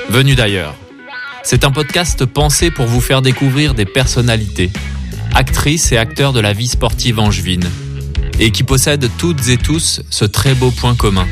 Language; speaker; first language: French; native; French